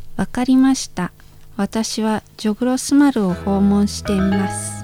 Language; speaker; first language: Japanese; non-native, learner; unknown